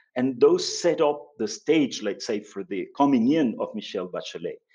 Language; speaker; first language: English; non-native, fluent; Spanish